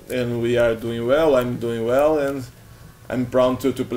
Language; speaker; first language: English; non-native, learner; Portuguese